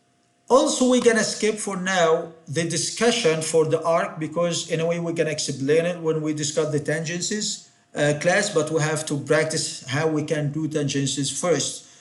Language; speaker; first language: English; non-native, fluent; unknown